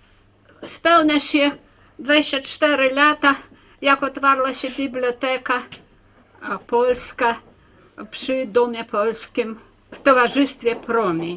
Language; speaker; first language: Polish; early bilingual, heritage; Polish